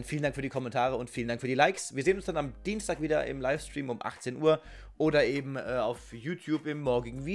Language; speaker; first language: German; native; German